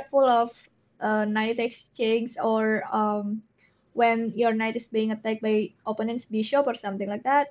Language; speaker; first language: English; non-native, fluent; Indonesian